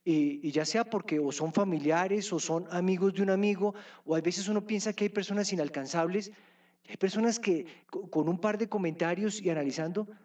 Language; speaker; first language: Spanish; native; Spanish